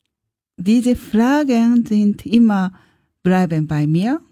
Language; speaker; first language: German; non-native, learner; Japanese